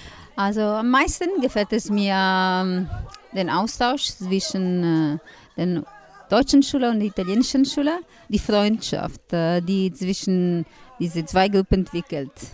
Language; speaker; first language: German; non-native, learner; Italian